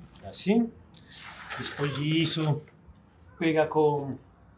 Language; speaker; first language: Portuguese; non-native, fluent; Spanish